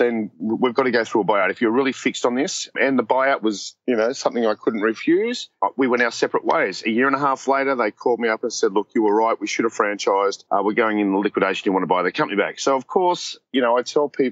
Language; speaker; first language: English; native; English